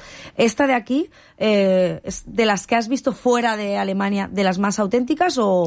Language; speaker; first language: Spanish; native; Spanish